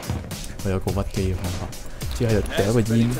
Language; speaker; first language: Chinese; native; Chinese